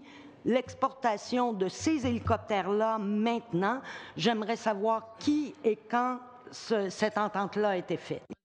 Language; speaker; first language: French; native; French